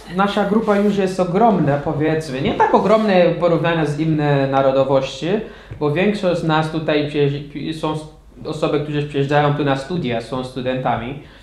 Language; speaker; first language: Polish; non-native, fluent; Portuguese